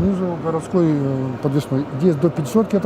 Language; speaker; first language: Russian; native; Russian